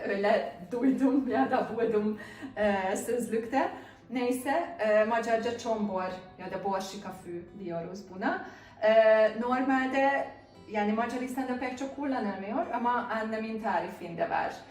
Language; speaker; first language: Turkish; non-native, fluent; Hungarian